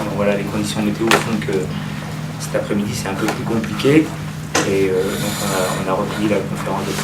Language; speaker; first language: French; native; French